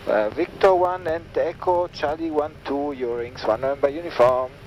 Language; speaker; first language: English; non-native, fluent; German